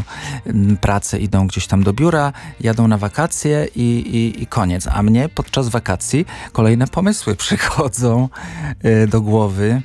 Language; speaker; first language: Polish; native; Polish